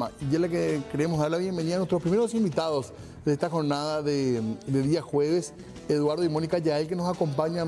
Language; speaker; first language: Spanish; native; Spanish